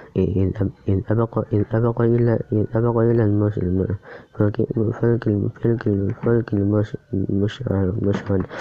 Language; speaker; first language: Arabic; non-native, learner; Indonesian